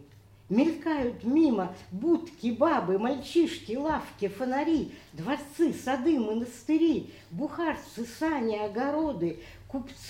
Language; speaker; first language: Russian; native; Russian